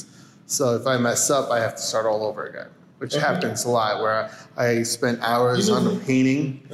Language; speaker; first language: English; early bilingual, other home language; Spanish